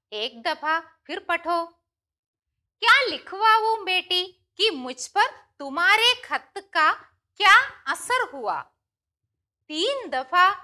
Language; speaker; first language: Hindi; non-native, local second language; Malayalam